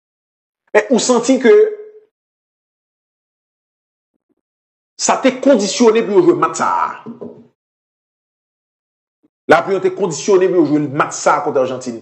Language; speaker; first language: French; non-native, local second language; Haitian Creole